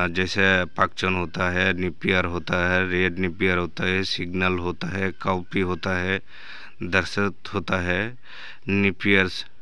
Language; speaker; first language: Hindi; non-native, local second language; Bangla